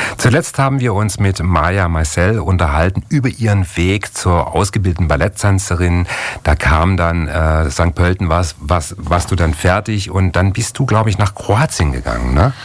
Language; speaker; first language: German; native; German